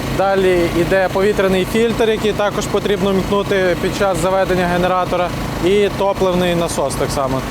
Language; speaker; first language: Ukrainian; native; Ukrainian